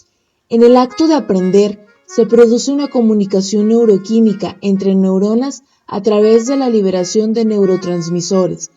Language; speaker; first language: Spanish; native; Spanish